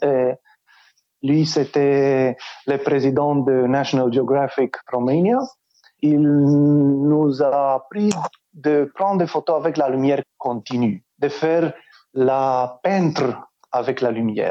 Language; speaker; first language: French; non-native, learner; Romanian